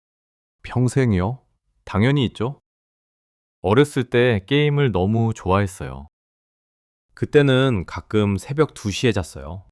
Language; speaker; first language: Korean; non-native, fluent; English